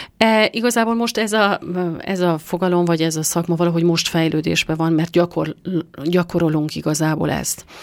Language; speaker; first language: Hungarian; non-native, fluent; Persian